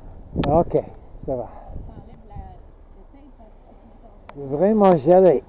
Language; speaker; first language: French; non-native, local second language; English